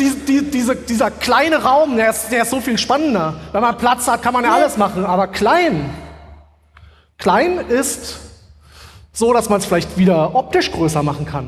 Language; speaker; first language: German; native; German